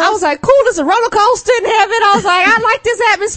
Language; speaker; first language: English; native; English